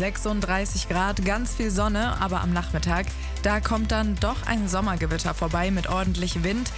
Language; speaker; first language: German; native; German